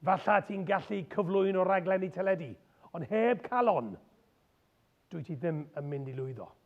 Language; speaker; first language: Welsh; non-native, local second language; English